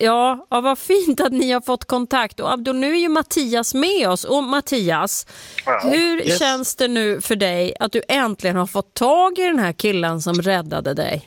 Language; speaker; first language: Swedish; native; Swedish